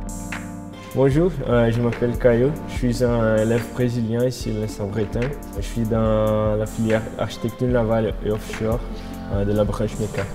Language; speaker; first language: French; non-native, fluent; Portuguese